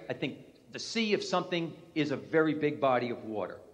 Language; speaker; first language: English; native; English